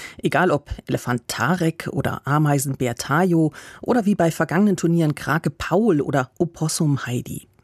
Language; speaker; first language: German; native; German